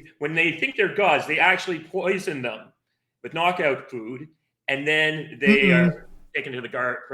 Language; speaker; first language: English; native; English